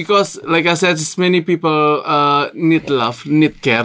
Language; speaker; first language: English; non-native, learner; Indonesian